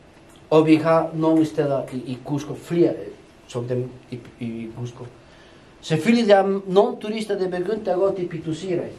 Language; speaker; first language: Danish; non-native, fluent; Spanish